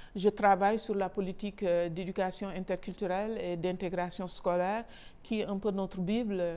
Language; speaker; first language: French; non-native, local second language; Wolof